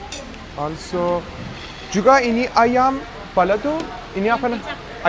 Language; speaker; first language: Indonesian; non-native, learner; Persian